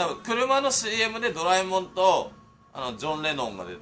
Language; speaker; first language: Japanese; native; Japanese